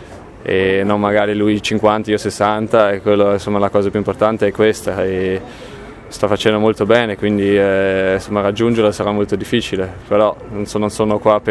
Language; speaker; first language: Italian; non-native, local second language; German